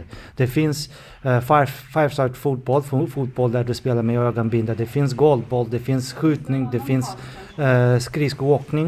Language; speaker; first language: Swedish; non-native, fluent; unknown